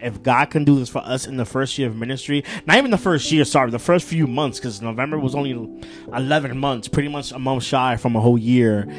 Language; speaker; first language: English; early bilingual, other home language; Spanish